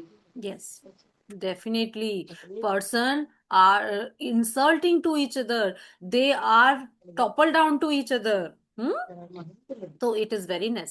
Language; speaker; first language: English; non-native, learner; Hindi